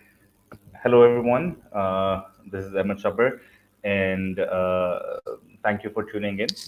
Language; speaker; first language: English; non-native, local second language; Urdu